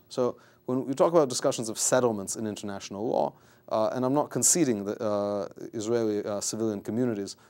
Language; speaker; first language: English; native; English